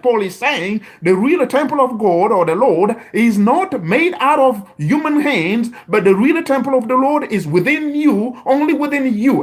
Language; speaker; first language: English; non-native, fluent; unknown